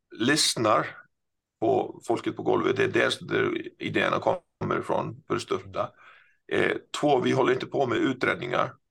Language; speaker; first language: Swedish; non-native, fluent; Icelandic